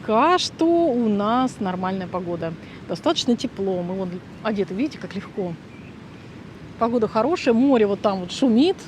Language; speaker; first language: Russian; native; Russian